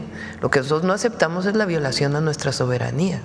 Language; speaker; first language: Spanish; native; Spanish